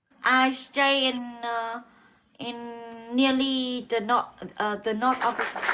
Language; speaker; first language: English; non-native, learner; Vietnamese